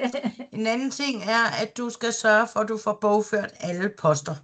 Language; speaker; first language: Danish; native; Danish